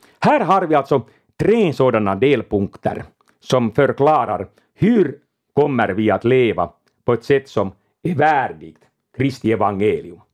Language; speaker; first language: Swedish; non-native, local second language; Finnish